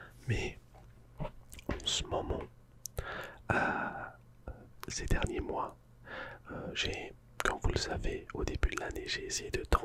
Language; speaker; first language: French; non-native, fluent; English